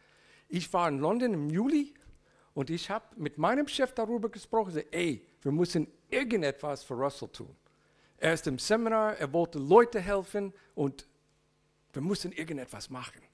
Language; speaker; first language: German; non-native, learner; English